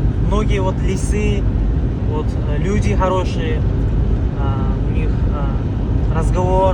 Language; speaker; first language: Russian; non-native, learner; Uzbek